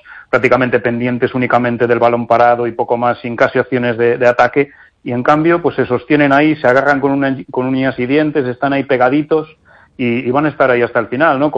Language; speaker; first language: Spanish; native; Spanish